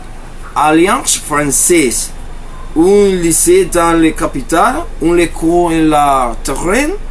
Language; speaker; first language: French; non-native, learner; Spanish